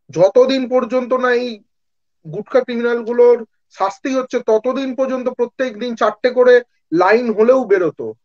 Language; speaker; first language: Bangla; native; Bangla